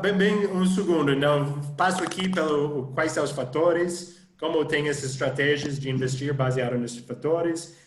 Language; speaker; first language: Portuguese; non-native, fluent; English